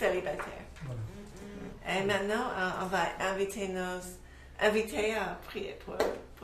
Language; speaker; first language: French; non-native, fluent; English